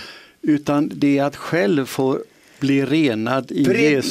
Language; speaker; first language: Swedish; native; Swedish